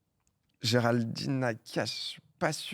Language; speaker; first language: French; native; French